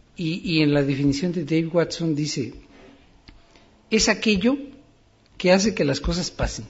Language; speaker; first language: Spanish; native; Spanish